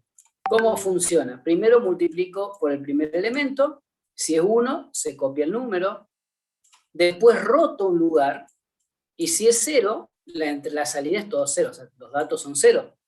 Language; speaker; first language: Spanish; native; Spanish